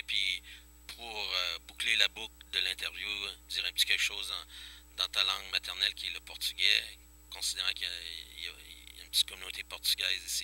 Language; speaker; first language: French; native; French